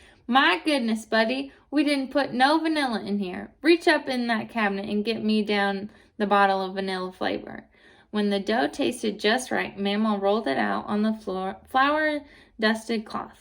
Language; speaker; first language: English; native; English